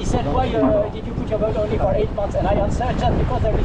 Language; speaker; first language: English; non-native, learner; French